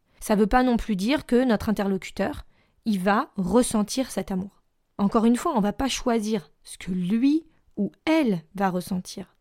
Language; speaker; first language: French; native; French